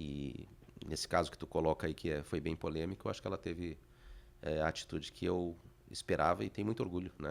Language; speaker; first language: Portuguese; native; Portuguese